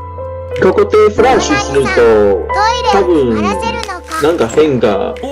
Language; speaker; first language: Japanese; non-native, learner; Chinese